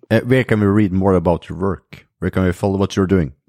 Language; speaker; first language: English; non-native, fluent; Norwegian